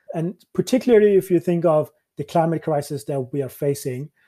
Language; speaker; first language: English; early bilingual, other home language; Persian